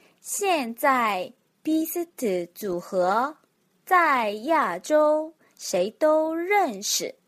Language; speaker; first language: Chinese; non-native, fluent; Korean